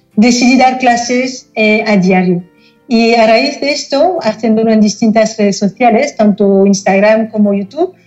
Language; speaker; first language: Spanish; non-native, fluent; French